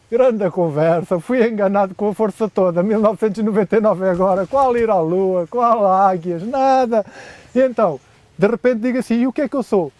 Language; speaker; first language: Portuguese; native; Portuguese